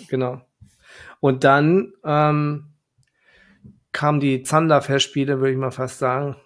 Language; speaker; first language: German; native; German